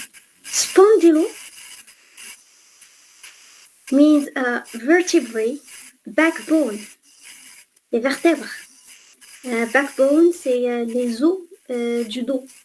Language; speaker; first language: French; non-native, fluent; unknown